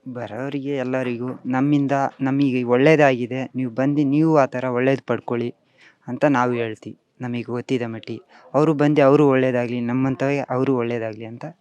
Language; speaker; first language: Kannada; native; Kannada